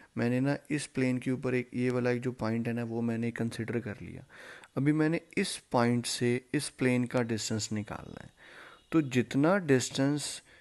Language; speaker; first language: Hindi; non-native, local second language; Punjabi